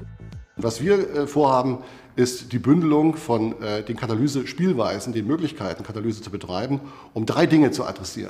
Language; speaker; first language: German; native; German